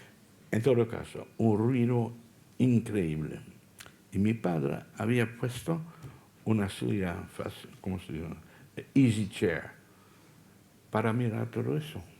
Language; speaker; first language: Spanish; non-native, fluent; Dutch